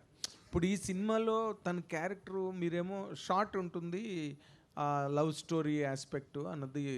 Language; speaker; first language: Telugu; native; Telugu